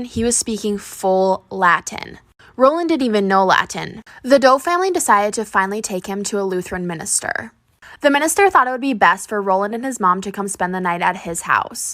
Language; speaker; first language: English; native; English